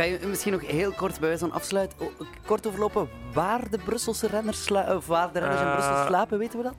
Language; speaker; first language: Dutch; native; Dutch